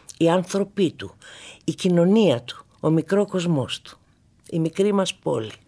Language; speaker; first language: Greek; native; Greek